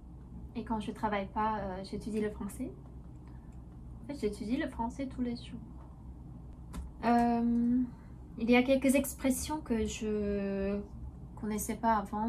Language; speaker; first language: French; non-native, fluent; Korean